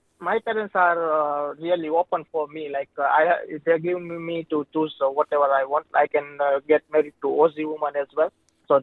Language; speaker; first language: English; non-native, local second language; Gujarati